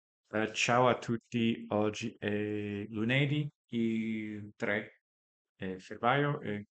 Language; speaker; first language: Italian; non-native, learner; English